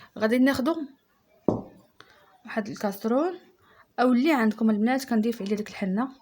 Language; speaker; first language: Arabic; native; Arabic